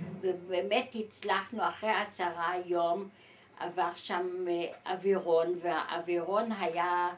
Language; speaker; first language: Hebrew; early bilingual, other home language; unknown